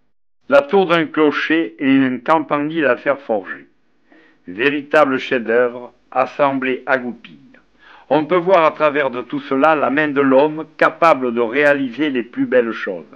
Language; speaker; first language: French; native; French